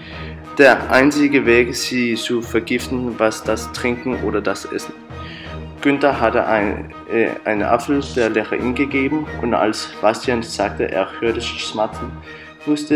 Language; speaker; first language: German; non-native, learner; Danish